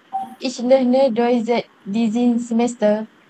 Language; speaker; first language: German; non-native, learner; Malay